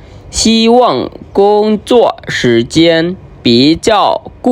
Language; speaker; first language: Chinese; non-native, fluent; Khmer